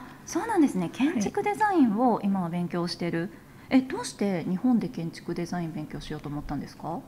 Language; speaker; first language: Japanese; native; Japanese